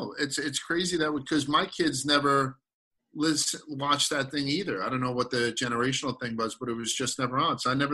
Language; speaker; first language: English; native; English